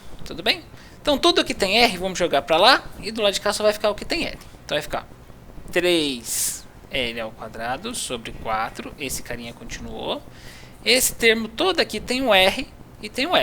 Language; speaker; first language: Portuguese; native; Portuguese